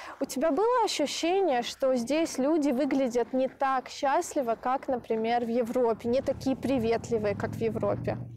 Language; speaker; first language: Russian; native; Russian